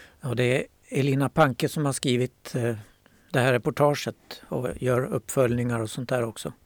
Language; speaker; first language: Swedish; native; Swedish